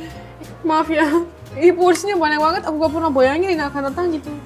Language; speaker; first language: Indonesian; non-native, fluent; Turkish